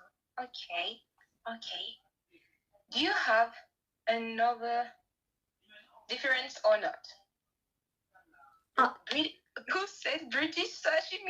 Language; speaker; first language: English; non-native, learner; French